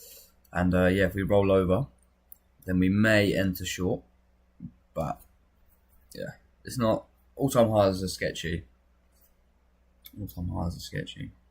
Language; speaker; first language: English; native; English